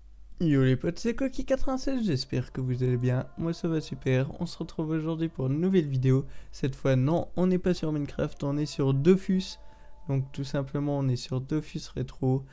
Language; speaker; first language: French; native; French